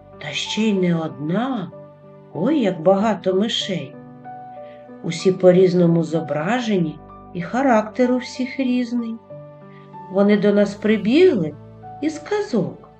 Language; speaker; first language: Ukrainian; native; Ukrainian